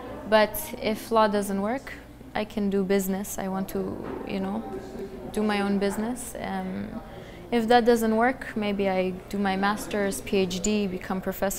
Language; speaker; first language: English; early bilingual, other home language; Central Kurdish